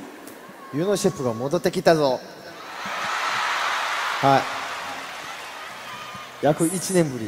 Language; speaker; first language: Japanese; non-native, fluent; Korean